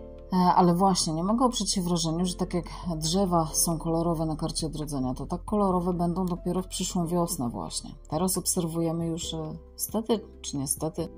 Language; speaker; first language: Polish; native; Polish